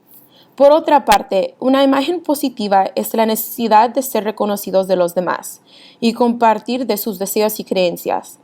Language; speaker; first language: Spanish; early bilingual, heritage; Spanish